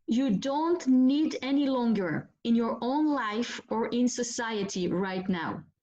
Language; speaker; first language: English; non-native, fluent; Dutch